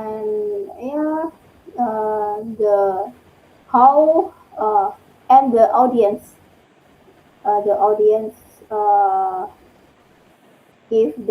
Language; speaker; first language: English; non-native, learner; Indonesian